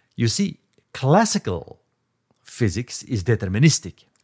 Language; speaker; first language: English; non-native, fluent; Dutch